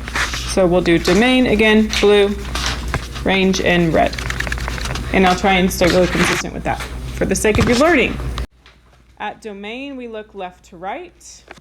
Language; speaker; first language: English; native; English